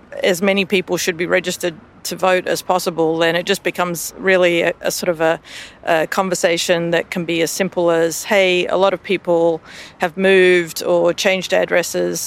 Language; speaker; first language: English; native; English